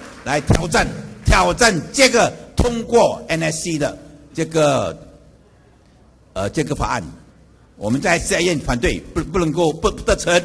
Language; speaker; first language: Chinese; native; Chinese